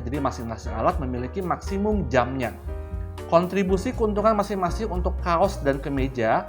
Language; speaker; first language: Indonesian; native; Indonesian